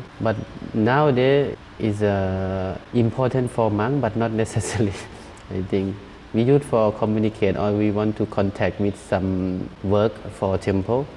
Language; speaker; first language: English; non-native, learner; Thai